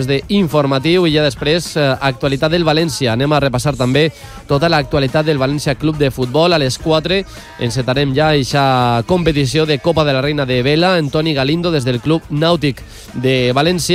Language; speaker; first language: Catalan; native; Catalan